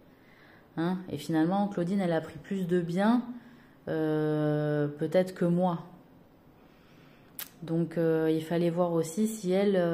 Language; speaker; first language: French; native; French